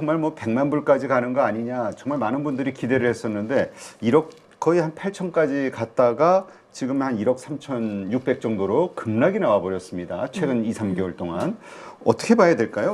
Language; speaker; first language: Korean; native; Korean